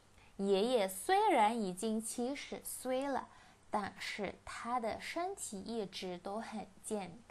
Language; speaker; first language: Chinese; non-native, fluent; Indonesian